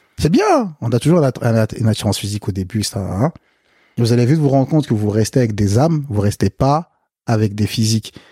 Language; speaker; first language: French; early bilingual, other home language; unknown